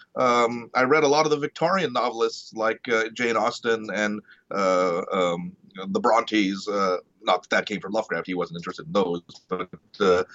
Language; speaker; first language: English; early bilingual, other home language; Marathi